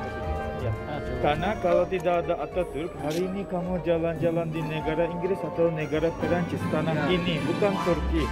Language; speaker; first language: Indonesian; non-native, fluent; Turkish